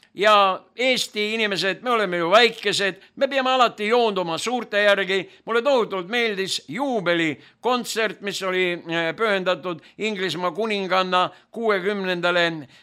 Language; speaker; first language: Estonian; native; Estonian